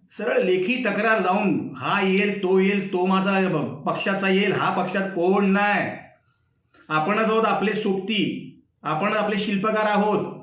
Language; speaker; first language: Marathi; native; Marathi